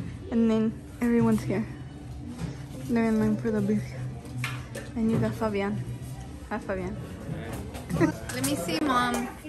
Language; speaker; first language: English; early bilingual, other home language; Spanish